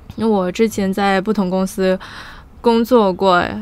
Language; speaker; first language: Chinese; non-native, fluent; Portuguese